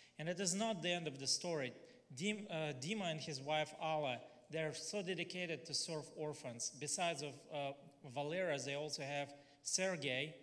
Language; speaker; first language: English; non-native, fluent; Russian